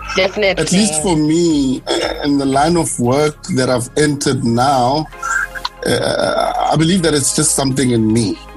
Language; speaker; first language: English; non-native, local second language; Zulu